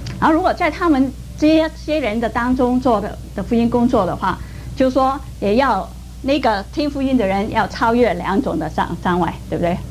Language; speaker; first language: Chinese; non-native, local second language; Cantonese